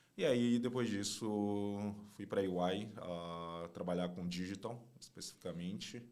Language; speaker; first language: Portuguese; non-native, fluent; Chinese